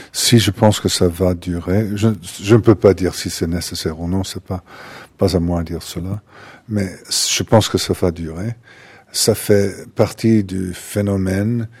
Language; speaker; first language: French; non-native, fluent; English